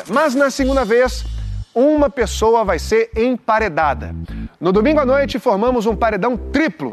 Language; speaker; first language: Portuguese; native; Portuguese